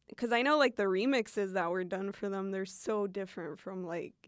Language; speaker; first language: English; early bilingual, other home language; Spanish